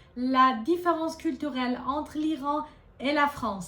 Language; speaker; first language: French; non-native, fluent; Persian